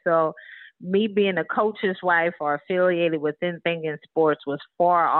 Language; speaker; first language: English; native; English